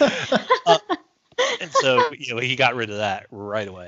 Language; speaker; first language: English; native; English